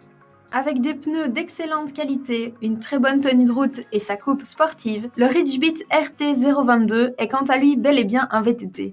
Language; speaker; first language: French; native; French